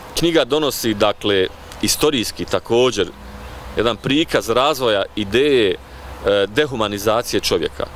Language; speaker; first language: Bosnian; native; Bosnian